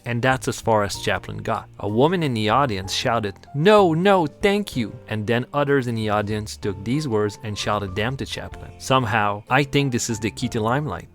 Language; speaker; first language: English; non-native, fluent; French